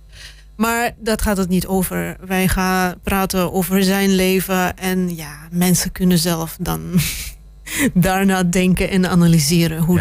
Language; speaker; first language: Dutch; non-native, fluent; Russian